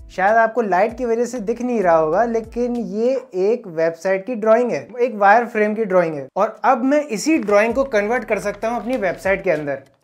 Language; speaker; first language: Hindi; native; Hindi